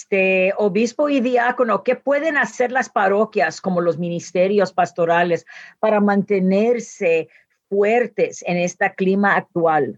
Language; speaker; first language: Spanish; non-native, learner; English